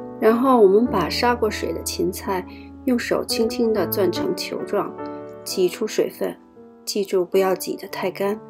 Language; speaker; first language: Chinese; native; Chinese